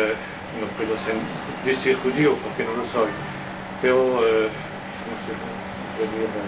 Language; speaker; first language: Spanish; non-native, learner; French